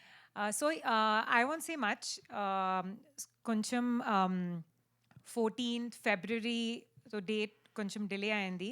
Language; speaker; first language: Telugu; non-native, learner; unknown